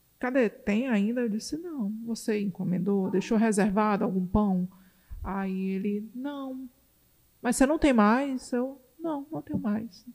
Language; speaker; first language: Portuguese; native; Portuguese